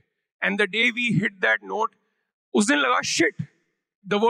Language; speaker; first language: English; non-native, local second language; Punjabi